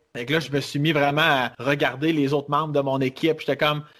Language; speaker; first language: French; native; French